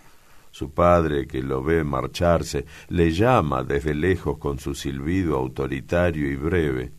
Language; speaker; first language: Spanish; native; Spanish